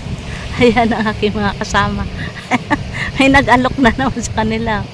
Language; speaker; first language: Filipino; native; Filipino